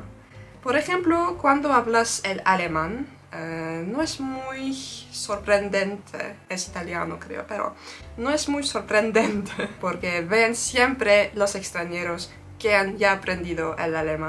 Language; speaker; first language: Spanish; non-native, fluent; Turkish